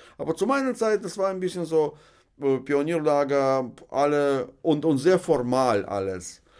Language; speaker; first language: German; non-native, fluent; Russian